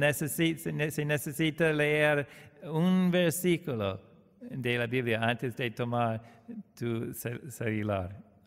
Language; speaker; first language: Spanish; non-native, learner; English